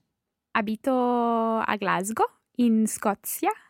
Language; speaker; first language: Italian; non-native, learner; English